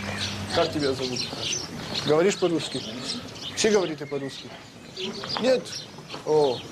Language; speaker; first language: Russian; non-native, learner; French